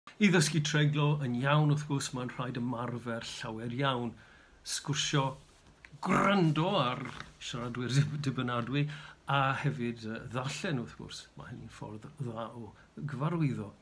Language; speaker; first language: Welsh; native; Welsh